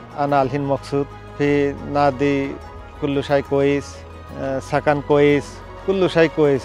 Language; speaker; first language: Arabic; non-native, learner; Urdu